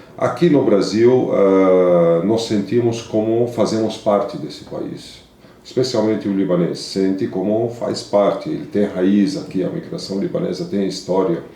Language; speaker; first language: Portuguese; non-native, fluent; Arabic